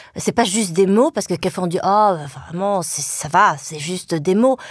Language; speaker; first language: French; early bilingual, other home language; Vietnamese